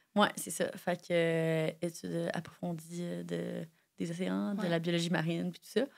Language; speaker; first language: French; native; French